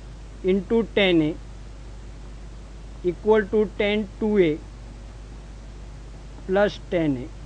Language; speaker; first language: English; non-native, local second language; Gujarati